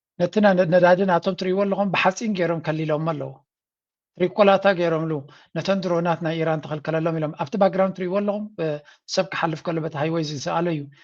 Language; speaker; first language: Tigrinya; native; Tigrinya